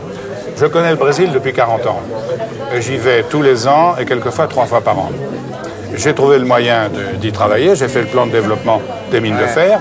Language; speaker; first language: French; native; French